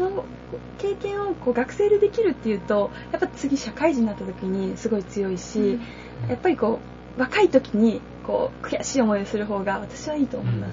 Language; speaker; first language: Japanese; native; Japanese